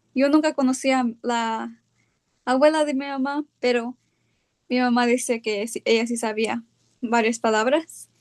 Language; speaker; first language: Spanish; early bilingual, heritage; Spanish